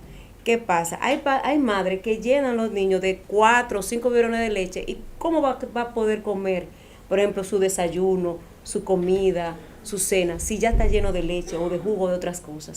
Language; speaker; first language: Spanish; native; Spanish